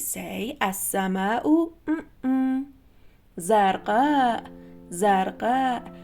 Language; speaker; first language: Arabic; non-native, fluent; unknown